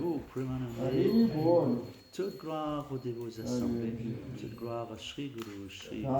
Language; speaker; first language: French; native; French